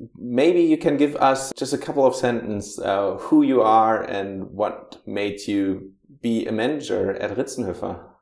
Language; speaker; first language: English; non-native, fluent; German